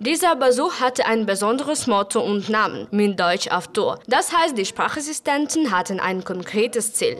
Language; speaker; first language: German; non-native, fluent; Ukrainian